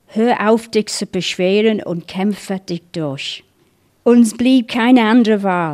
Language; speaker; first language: German; non-native, fluent; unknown